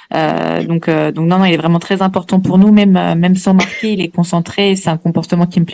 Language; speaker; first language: French; native; French